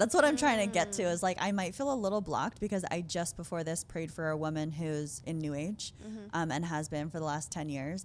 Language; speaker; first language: English; native; English